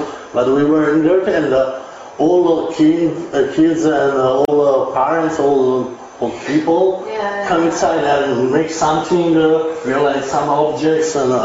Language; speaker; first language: English; non-native, learner; Italian